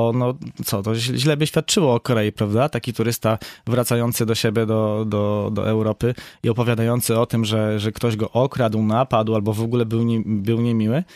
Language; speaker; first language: Polish; native; Polish